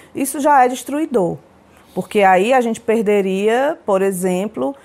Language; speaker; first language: Portuguese; native; Portuguese